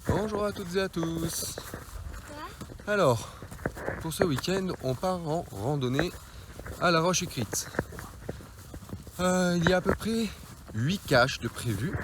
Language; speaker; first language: French; native; French